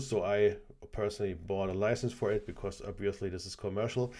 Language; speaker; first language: English; non-native, fluent; German